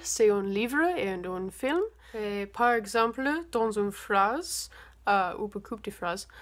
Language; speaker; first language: French; non-native, learner; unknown